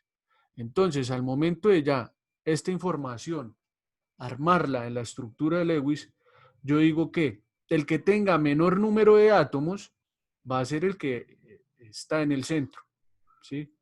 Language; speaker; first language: Spanish; native; Spanish